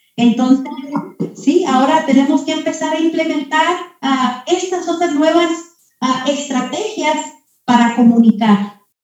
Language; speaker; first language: Spanish; early bilingual, heritage; Spanish